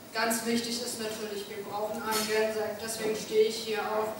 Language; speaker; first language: German; native; German